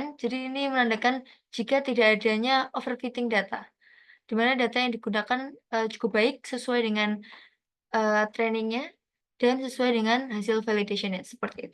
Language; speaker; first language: Indonesian; native; Indonesian